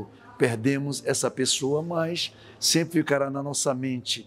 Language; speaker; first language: Portuguese; native; Portuguese